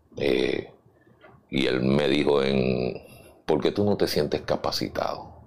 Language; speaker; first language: Spanish; native; Spanish